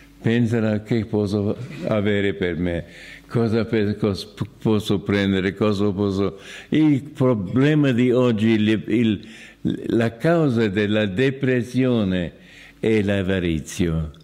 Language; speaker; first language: Italian; non-native, fluent; English